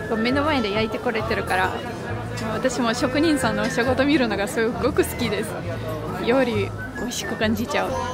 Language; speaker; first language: Japanese; non-native, fluent; Russian